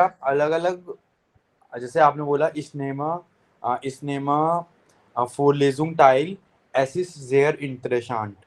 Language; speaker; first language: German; non-native, fluent; Hindi